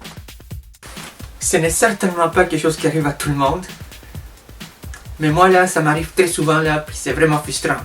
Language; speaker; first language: French; native; French